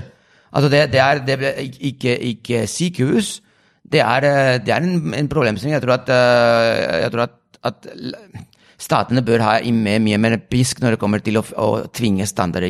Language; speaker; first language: Norwegian; non-native, fluent; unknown